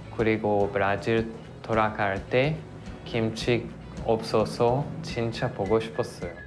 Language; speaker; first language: Korean; non-native, learner; Portuguese